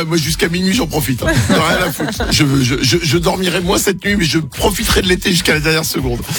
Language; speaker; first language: French; native; French